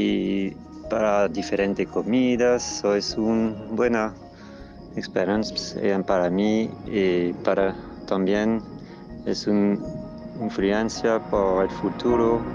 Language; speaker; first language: Spanish; non-native, learner; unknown